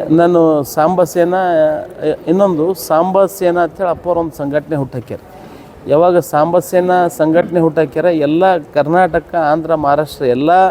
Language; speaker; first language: Kannada; native; Kannada